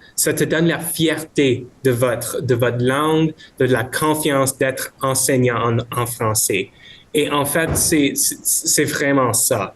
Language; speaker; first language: French; non-native, local second language; English